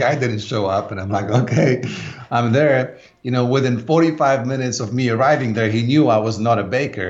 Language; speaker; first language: English; non-native, fluent; Polish